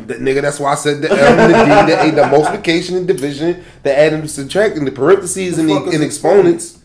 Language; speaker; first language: English; native; English